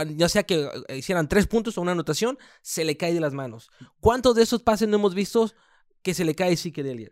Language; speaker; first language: Spanish; early bilingual, heritage; Spanish